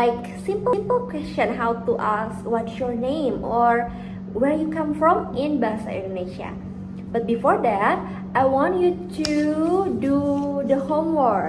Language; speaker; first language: English; non-native, fluent; Indonesian